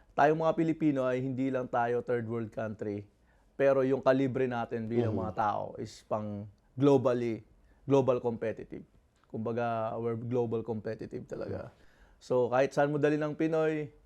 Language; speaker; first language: Filipino; non-native, local second language; Bikol